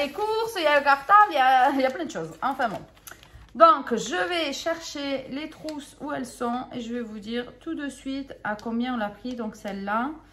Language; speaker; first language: French; native; French